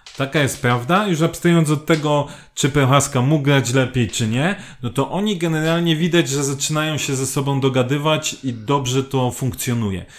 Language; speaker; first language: Polish; native; Polish